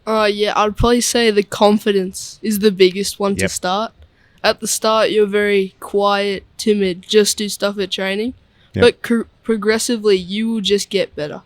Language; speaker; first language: English; native; English